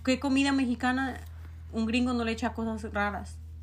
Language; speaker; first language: Spanish; early bilingual, heritage; Spanish